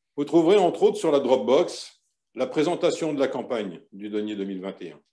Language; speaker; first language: French; native; French